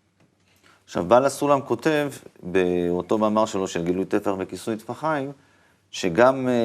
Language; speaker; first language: Hebrew; native; Hebrew